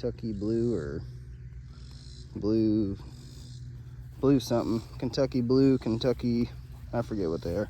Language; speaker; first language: English; native; English